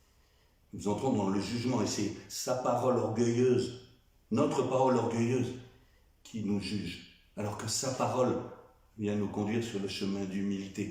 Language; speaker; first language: French; native; French